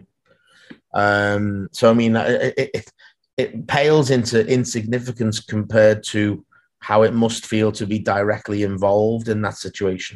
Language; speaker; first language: English; native; English